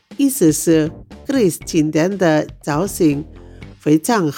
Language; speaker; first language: Chinese; non-native, fluent; Indonesian